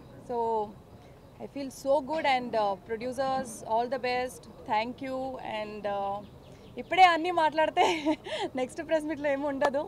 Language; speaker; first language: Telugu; non-native, fluent; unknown